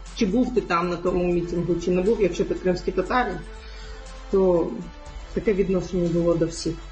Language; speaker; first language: Ukrainian; non-native, local second language; Crimean Tatar